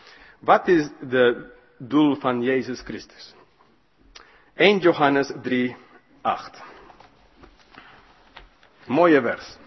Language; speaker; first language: Dutch; non-native, fluent; English